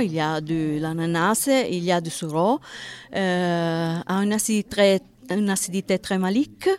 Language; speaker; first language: French; non-native, learner; Italian